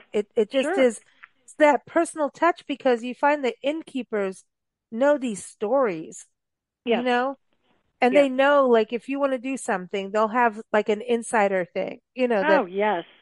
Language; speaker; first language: English; native; English